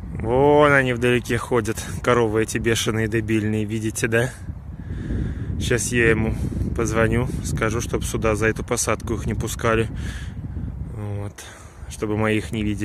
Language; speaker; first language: Russian; native; Russian